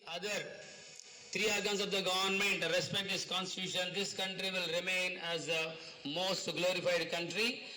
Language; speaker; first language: English; non-native, local second language; Telugu